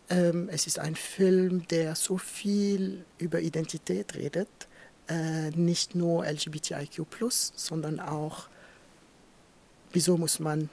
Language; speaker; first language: German; non-native, fluent; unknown